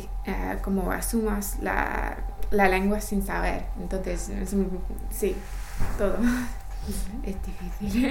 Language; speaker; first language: Spanish; non-native, fluent; English